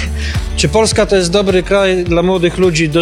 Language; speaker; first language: Polish; native; Polish